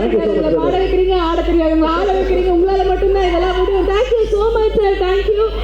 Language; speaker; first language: Tamil; native; Tamil